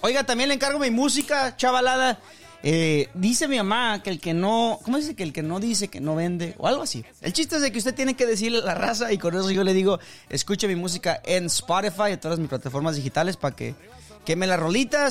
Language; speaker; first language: Spanish; native; Spanish